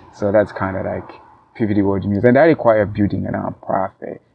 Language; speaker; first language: English; non-native, local second language; Rundi